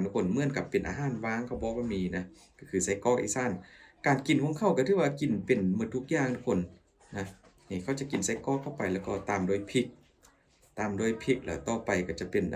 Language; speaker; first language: Thai; non-native, local second language; Northeastern Thai